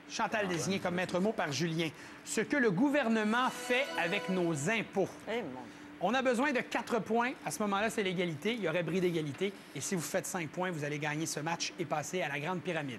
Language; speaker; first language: French; native; French